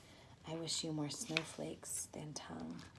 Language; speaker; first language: English; native; English